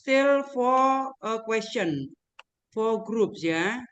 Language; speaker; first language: English; non-native, learner; Indonesian